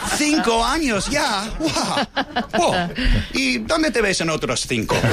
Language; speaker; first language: Spanish; non-native, fluent; English